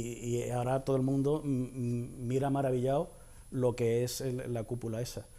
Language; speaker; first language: Spanish; native; Spanish